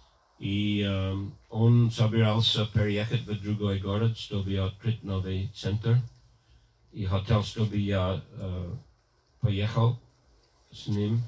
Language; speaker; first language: Russian; non-native, fluent; English